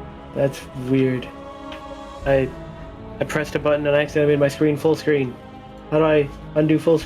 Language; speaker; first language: English; native; English